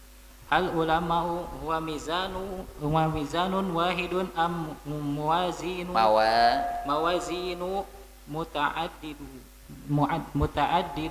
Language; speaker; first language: Arabic; non-native, learner; Indonesian